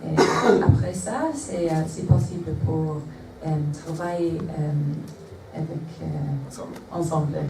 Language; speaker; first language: French; non-native, learner; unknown